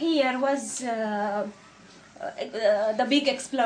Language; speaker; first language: English; non-native, learner; Arabic